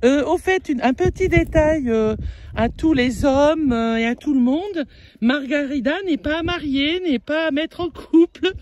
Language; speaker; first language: French; native; French